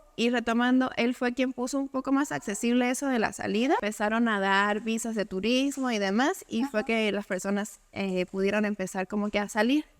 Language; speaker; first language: Spanish; native; Spanish